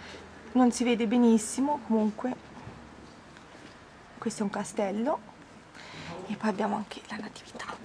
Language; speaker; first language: Italian; native; Italian